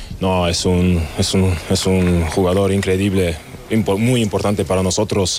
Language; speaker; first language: Spanish; non-native, learner; German